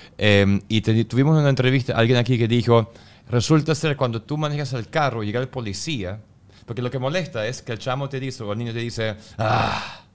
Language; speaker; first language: Spanish; non-native, fluent; German